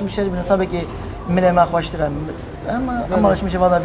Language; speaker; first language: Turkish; non-native, local second language; Kurdish